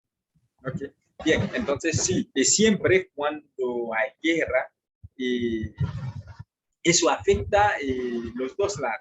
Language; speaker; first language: Spanish; non-native, fluent; French